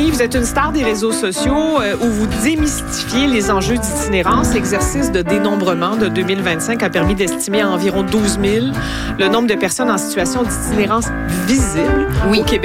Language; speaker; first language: French; native; French